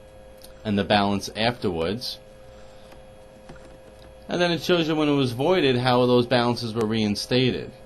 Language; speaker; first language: English; native; English